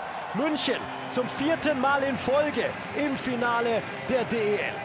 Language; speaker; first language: German; native; German